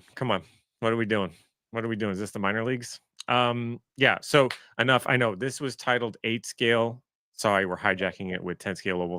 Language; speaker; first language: English; native; English